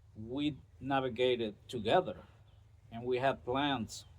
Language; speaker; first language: English; non-native, fluent; Spanish